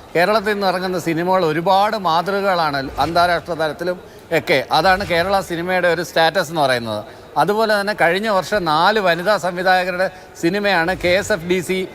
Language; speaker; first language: Malayalam; native; Malayalam